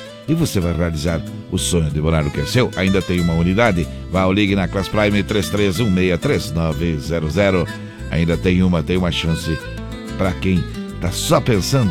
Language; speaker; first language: Portuguese; native; Portuguese